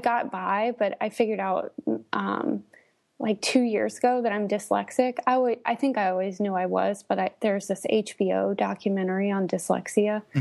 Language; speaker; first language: English; native; English